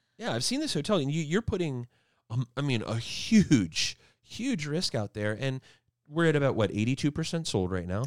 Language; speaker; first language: English; native; English